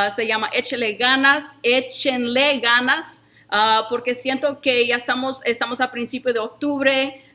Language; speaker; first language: Spanish; early bilingual, heritage; Spanish